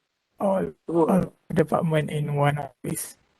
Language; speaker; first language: English; non-native, local second language; Malay